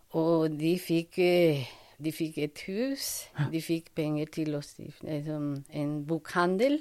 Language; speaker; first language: Norwegian; non-native, fluent; Spanish